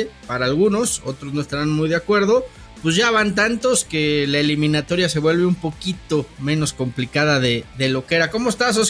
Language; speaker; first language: Spanish; native; Spanish